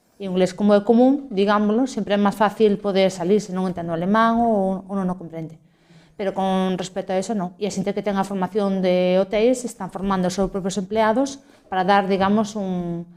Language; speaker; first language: Galician; native; Galician